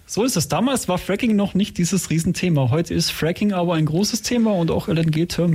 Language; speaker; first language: German; native; German